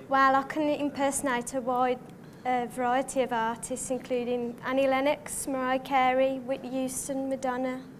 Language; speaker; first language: English; native; English